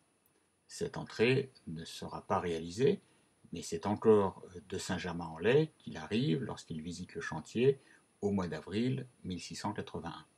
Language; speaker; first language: French; native; French